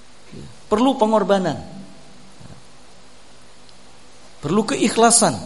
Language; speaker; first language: Indonesian; native; Indonesian